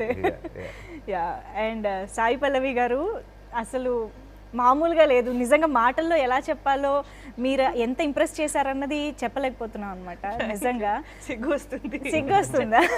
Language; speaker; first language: Telugu; native; Telugu